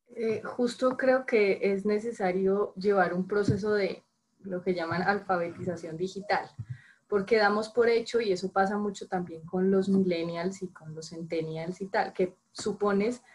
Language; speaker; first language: Spanish; native; Spanish